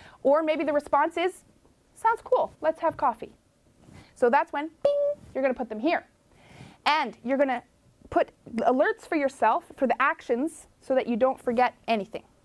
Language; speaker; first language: English; native; English